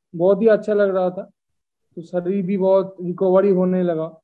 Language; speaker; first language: Hindi; non-native, local second language; Bangla